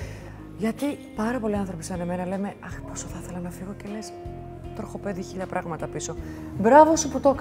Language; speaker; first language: Greek; native; Greek